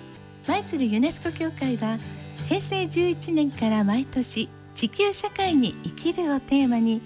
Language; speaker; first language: Japanese; native; Japanese